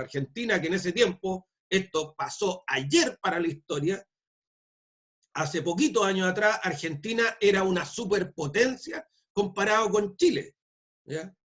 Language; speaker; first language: Spanish; native; Spanish